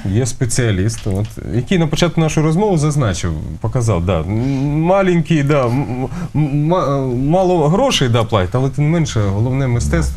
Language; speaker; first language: Ukrainian; native; Ukrainian